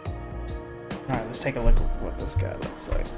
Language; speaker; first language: English; native; English